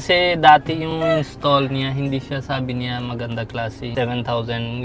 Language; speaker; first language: Filipino; non-native, learner; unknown